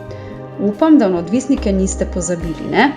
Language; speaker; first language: Slovenian; native; Slovenian